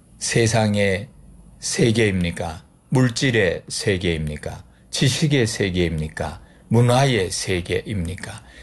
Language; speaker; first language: Korean; native; Korean